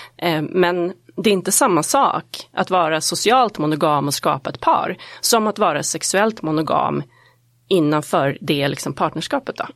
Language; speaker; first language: Swedish; native; Swedish